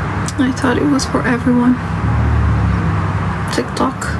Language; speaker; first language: English; non-native, fluent; Amharic